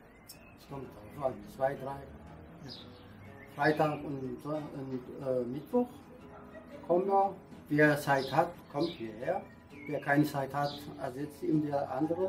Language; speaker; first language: German; non-native, learner; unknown